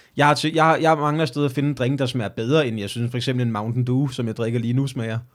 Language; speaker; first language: Danish; native; Danish